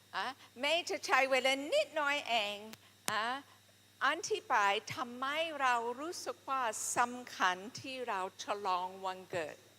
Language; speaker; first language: Thai; non-native, fluent; English